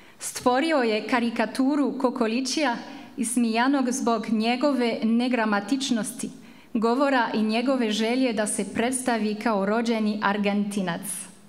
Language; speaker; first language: Croatian; non-native, fluent; French